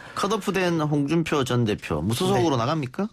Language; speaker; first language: Korean; native; Korean